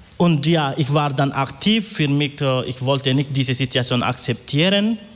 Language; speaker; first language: German; non-native, fluent; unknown